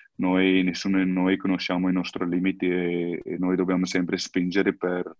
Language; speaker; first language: Italian; non-native, fluent; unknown